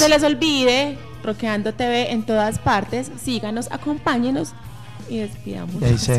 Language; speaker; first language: Spanish; native; Spanish